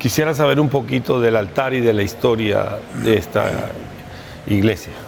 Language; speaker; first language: Spanish; native; Spanish